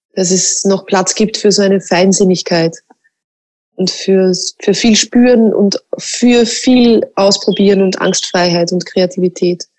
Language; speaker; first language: German; native; German